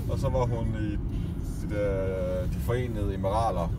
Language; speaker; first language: Danish; native; Danish